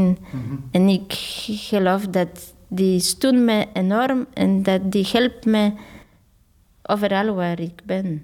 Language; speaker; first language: Dutch; non-native, fluent; Polish